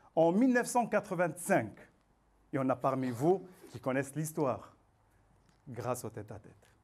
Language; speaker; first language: French; non-native, local second language; Arabic